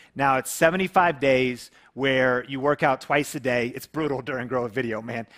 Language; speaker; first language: English; native; English